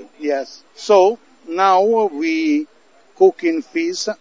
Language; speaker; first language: English; non-native, learner; Italian